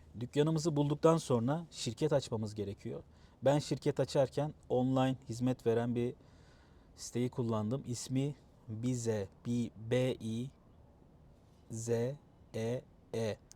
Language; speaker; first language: Turkish; native; Turkish